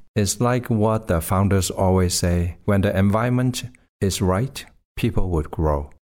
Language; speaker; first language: English; non-native, local second language; Cantonese